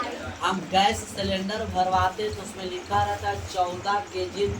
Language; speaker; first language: Hindi; native; Hindi